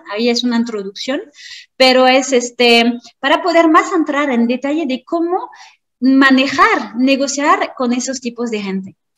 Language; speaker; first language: Spanish; non-native, fluent; French